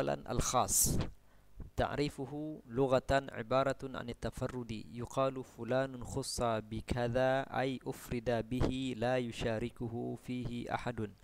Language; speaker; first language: Arabic; non-native, fluent; Indonesian